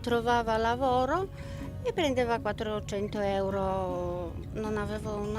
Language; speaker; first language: Italian; non-native, learner; Polish